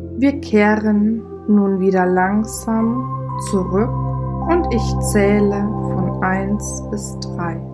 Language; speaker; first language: German; native; German